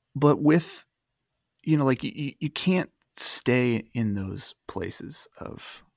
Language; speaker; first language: English; native; English